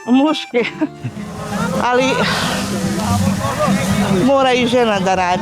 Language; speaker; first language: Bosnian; non-native, local second language; Hungarian